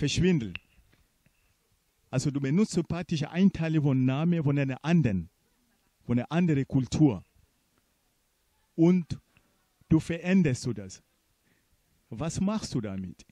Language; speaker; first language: German; non-native, fluent; Portuguese